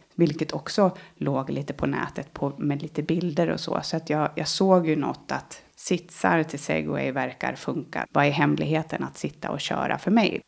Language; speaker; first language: Swedish; native; Swedish